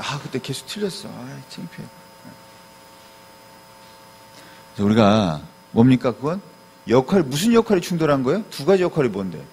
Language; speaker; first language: Korean; native; Korean